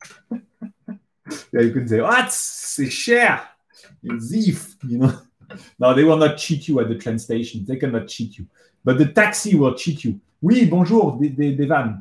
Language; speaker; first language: English; non-native, fluent; French